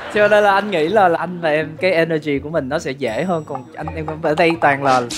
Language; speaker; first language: Vietnamese; early bilingual, other home language; English